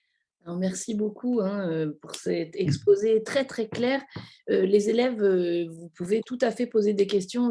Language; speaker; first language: French; native; French